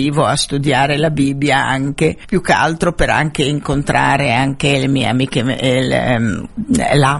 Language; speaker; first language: Italian; non-native, fluent; Arabic